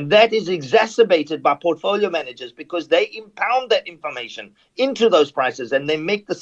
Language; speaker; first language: English; native; English